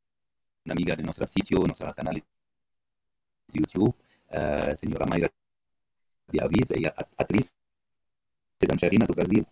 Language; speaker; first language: Portuguese; non-native, learner; Arabic